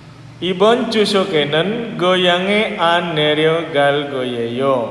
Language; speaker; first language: Korean; non-native, fluent; Indonesian